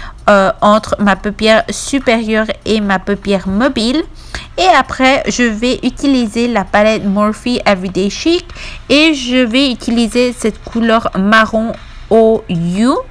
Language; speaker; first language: French; non-native, fluent; Spanish